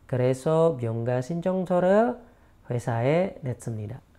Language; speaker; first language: Korean; non-native, learner; Indonesian